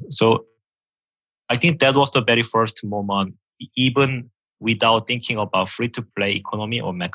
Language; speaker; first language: English; non-native, fluent; Korean